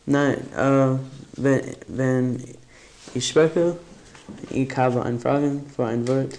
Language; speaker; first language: German; non-native, learner; English